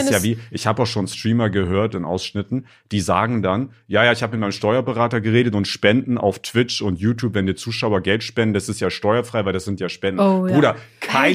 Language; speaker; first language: German; native; German